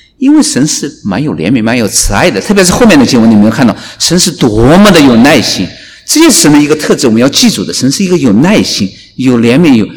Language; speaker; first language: Chinese; native; Chinese